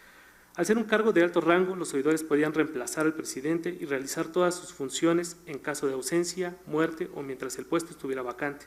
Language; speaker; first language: Spanish; native; Spanish